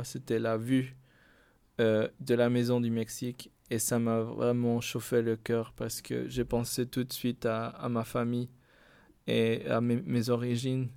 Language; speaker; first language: French; non-native, fluent; Spanish